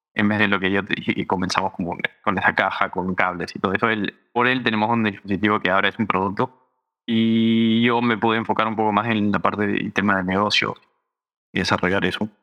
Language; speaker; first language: Spanish; early bilingual, heritage; Spanish